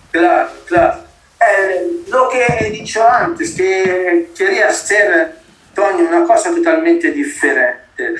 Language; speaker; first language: Spanish; non-native, learner; Italian